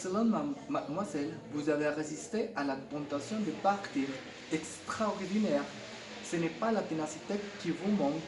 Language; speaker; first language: French; non-native, learner; Spanish